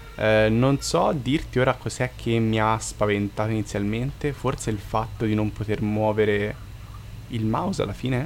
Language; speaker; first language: Italian; native; Italian